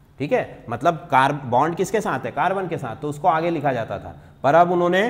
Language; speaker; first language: Hindi; native; Hindi